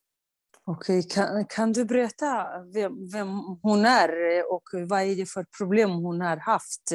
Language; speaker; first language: Swedish; non-native, fluent; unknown